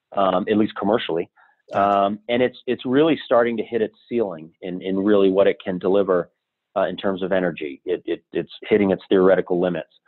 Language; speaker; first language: English; native; English